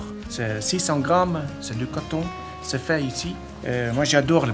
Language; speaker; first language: French; non-native, learner; Dutch